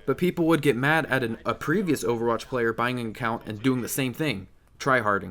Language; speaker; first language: English; native; English